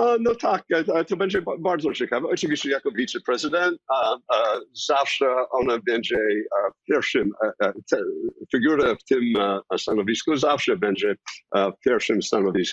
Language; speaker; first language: Polish; non-native, fluent; English